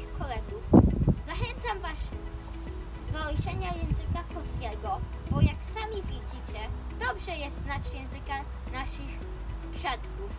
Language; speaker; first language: Polish; early bilingual, heritage; Polish